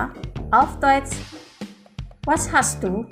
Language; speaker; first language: German; non-native, fluent; Indonesian